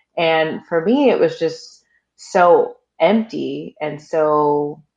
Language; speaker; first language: English; early bilingual, other home language; Haitian Creole